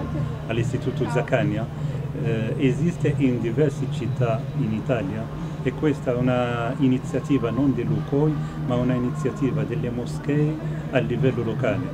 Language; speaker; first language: Italian; non-native, fluent; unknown